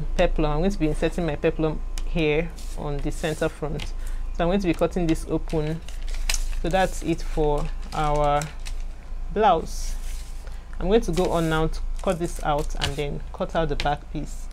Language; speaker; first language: English; non-native, local second language; Igbo